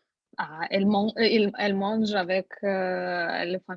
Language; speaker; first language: French; non-native, learner; Russian